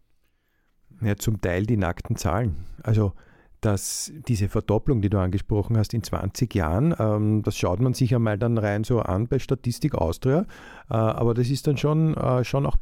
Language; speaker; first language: German; native; German